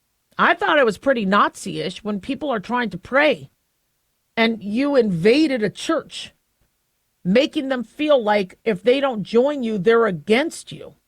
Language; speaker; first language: English; native; English